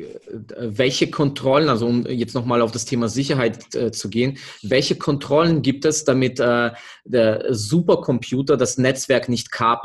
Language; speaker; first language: German; native; German